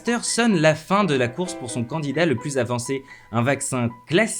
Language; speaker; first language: French; native; French